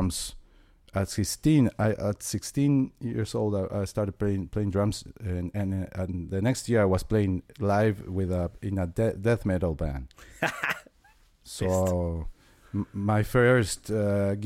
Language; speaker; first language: English; non-native, fluent; Spanish